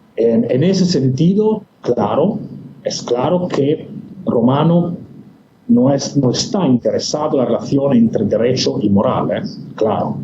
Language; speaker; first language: Spanish; non-native, fluent; Italian